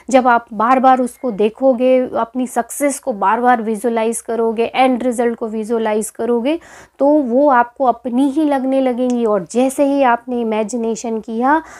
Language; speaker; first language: Hindi; native; Hindi